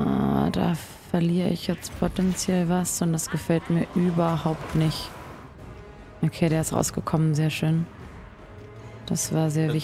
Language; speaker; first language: German; native; German